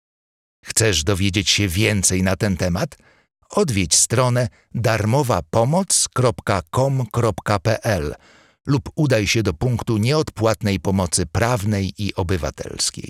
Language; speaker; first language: Polish; native; Polish